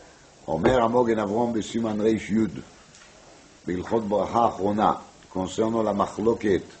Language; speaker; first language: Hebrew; non-native, fluent; French